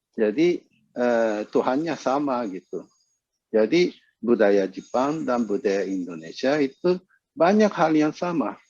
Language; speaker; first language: Indonesian; non-native, fluent; Japanese